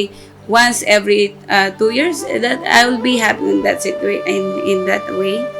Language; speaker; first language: English; non-native, local second language; Filipino